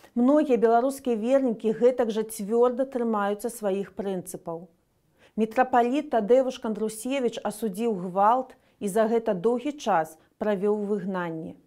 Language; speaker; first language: Belarusian; non-native, local second language; Russian